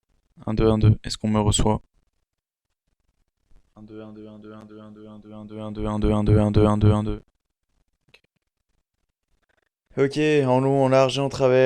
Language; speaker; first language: French; native; French